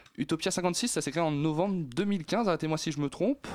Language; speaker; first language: French; native; French